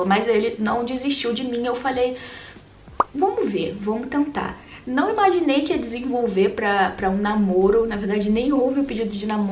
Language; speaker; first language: Portuguese; native; Portuguese